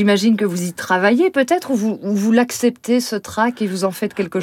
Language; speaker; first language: French; native; French